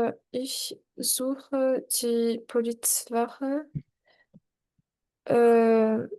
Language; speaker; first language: German; non-native, learner; French